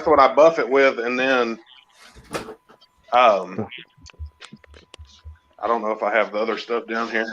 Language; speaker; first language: English; native; English